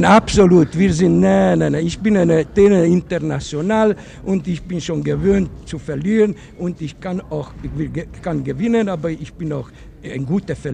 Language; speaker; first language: German; non-native, fluent; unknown